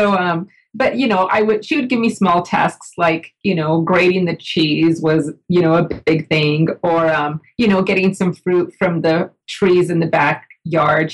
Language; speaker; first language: English; native; English